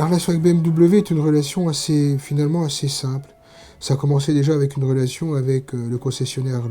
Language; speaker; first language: French; native; French